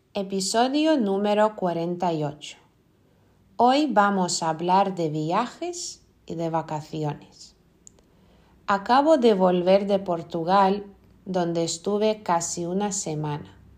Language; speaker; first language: Spanish; non-native, fluent; Lithuanian